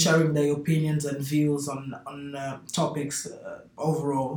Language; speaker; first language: English; non-native, fluent; Portuguese